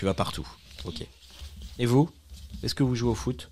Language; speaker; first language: French; native; French